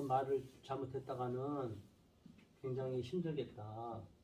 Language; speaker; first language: Korean; native; Korean